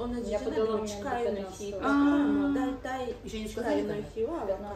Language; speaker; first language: Japanese; non-native, learner; Ukrainian